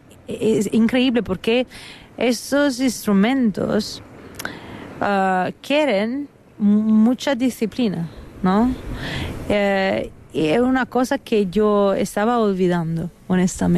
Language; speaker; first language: Spanish; non-native, fluent; Italian